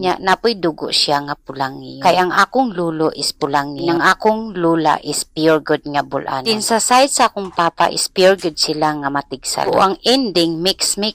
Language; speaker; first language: Cebuano; non-native, local second language; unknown